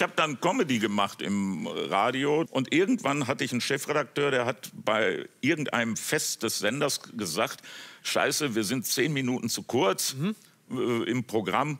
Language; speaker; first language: German; native; German